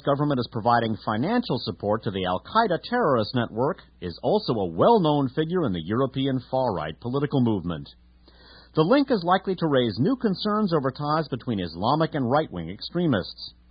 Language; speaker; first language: English; native; English